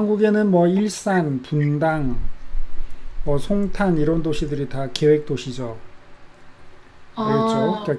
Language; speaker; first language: Korean; native; Korean